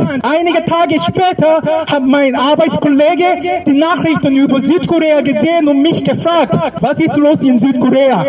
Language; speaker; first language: German; non-native, fluent; Korean